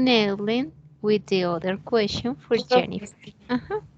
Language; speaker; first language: English; non-native, fluent; Spanish